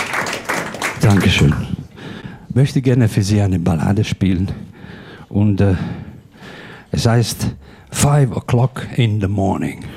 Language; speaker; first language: German; non-native, fluent; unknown